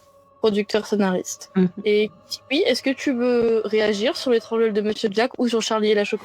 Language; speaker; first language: French; native; French